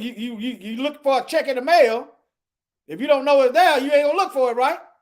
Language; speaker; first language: English; native; English